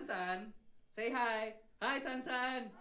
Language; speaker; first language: English; non-native, fluent; Indonesian